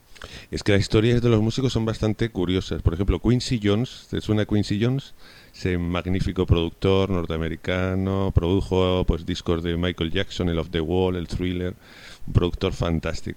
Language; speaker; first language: Spanish; native; Spanish